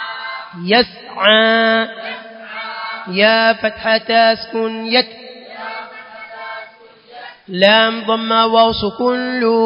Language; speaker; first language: Arabic; non-native, learner; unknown